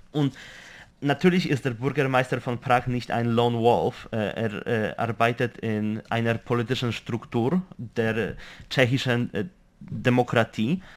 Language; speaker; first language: German; non-native, fluent; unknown